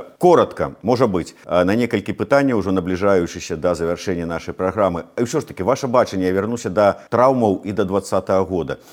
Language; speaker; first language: Belarusian; native; Belarusian